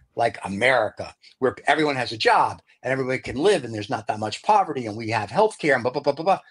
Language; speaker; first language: English; native; English